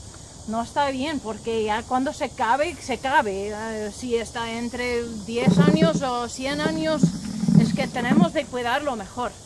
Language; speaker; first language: Spanish; non-native, learner; English